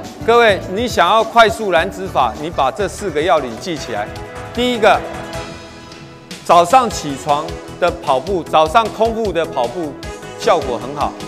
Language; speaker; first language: Chinese; native; Chinese